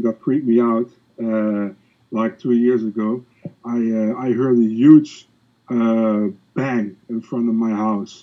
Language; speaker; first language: English; non-native, fluent; Dutch